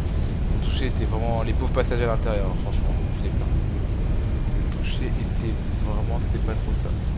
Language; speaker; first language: French; native; French